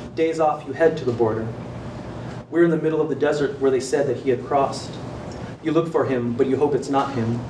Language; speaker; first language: English; native; English